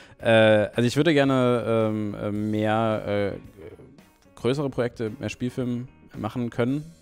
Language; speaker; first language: German; native; German